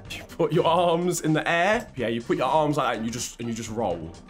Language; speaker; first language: English; native; English